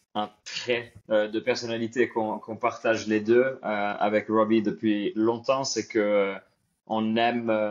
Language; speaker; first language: French; native; French